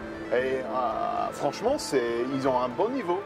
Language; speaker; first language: French; non-native, fluent; English